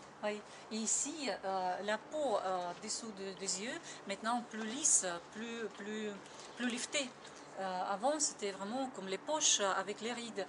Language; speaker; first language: French; non-native, learner; Russian